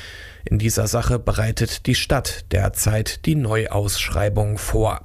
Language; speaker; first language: German; native; German